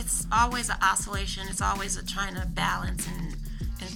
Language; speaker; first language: English; native; English